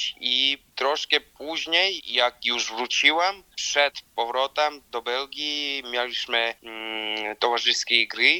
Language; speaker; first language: Polish; non-native, learner; Georgian